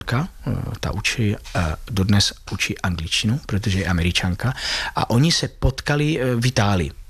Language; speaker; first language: Czech; early bilingual, heritage; Italian